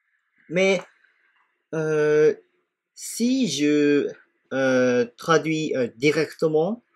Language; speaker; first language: French; non-native, fluent; Japanese